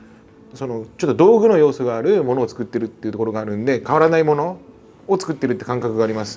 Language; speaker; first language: Japanese; native; Japanese